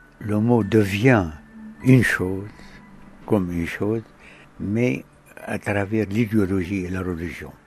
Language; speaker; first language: French; non-native, fluent; Arabic